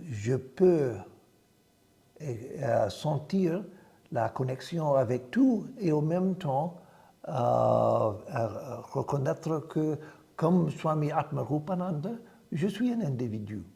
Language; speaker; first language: French; non-native, fluent; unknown